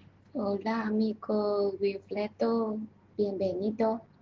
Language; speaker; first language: Spanish; non-native, learner; Chinese